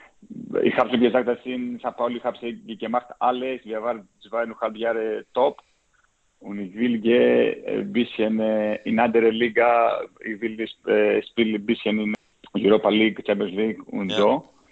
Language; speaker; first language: German; non-native, learner; Greek